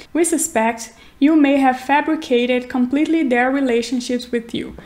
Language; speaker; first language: English; non-native, fluent; Portuguese